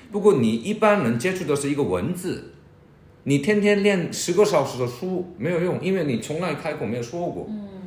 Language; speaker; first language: Chinese; non-native, fluent; Korean